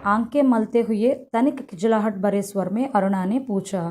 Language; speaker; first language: Hindi; non-native, local second language; Telugu